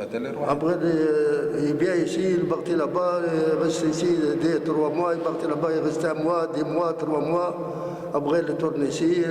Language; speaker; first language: French; non-native, learner; Arabic